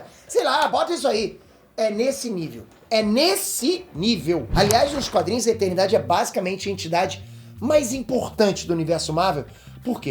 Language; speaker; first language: Portuguese; native; Portuguese